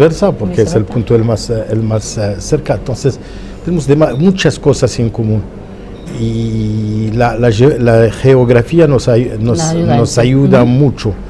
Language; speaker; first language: Spanish; non-native, fluent; Arabic